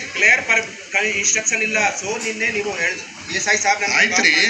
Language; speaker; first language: Kannada; non-native, learner; Hindi